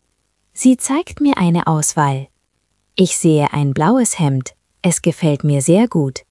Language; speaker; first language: German; non-native, fluent; Spanish